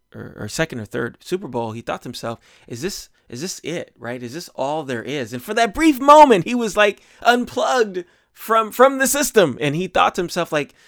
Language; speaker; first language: English; native; English